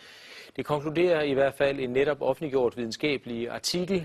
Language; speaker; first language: Danish; native; Danish